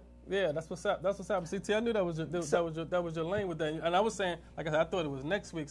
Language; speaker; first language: English; native; English